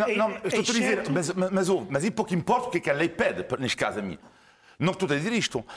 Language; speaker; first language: Portuguese; non-native, fluent; French